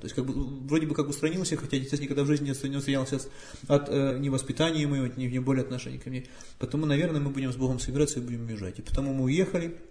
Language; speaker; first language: Russian; native; Russian